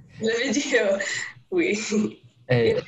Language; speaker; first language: French; non-native, learner; English